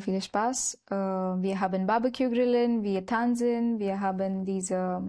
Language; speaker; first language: German; non-native, learner; Marathi